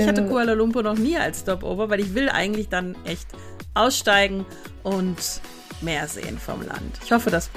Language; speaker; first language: German; native; German